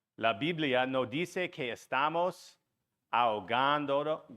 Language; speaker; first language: Spanish; non-native, learner; English